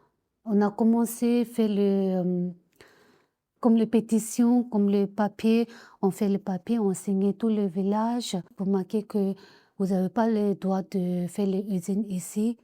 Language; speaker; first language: French; non-native, learner; Tibetan